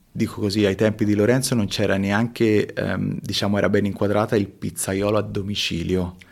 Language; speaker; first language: Italian; early bilingual, other home language; Spanish